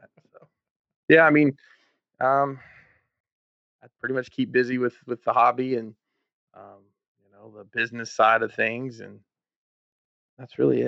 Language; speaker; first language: English; native; English